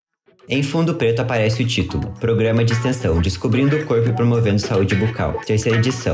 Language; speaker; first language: Portuguese; native; Portuguese